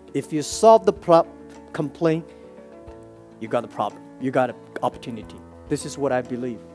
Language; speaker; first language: English; non-native, fluent; Chinese